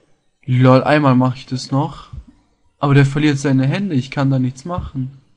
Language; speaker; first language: German; native; German